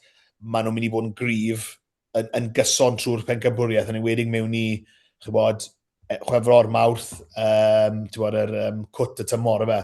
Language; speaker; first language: Welsh; native; Welsh